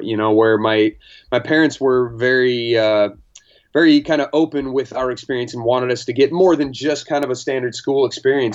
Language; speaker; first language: English; native; English